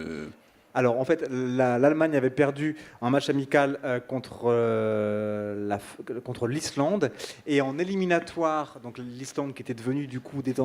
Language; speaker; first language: French; native; French